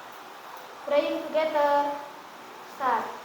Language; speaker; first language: English; non-native, learner; Indonesian